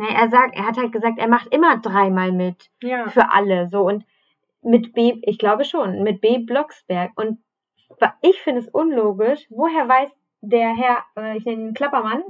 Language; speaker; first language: German; native; German